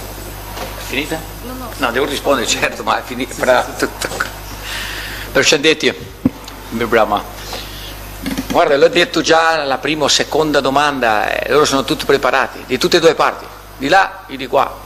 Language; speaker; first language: Italian; non-native, learner; Portuguese